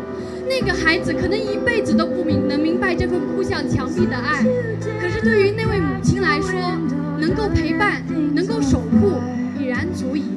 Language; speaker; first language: Chinese; native; Chinese